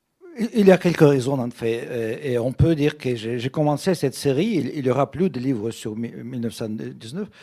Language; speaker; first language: French; non-native, fluent; Russian